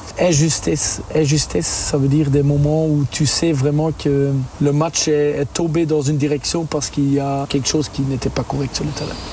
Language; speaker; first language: French; non-native, local second language; German